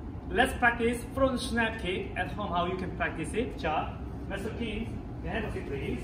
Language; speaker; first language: English; non-native, learner; Korean